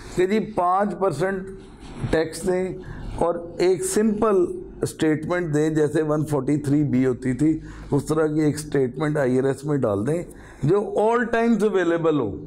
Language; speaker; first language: Urdu; native; Urdu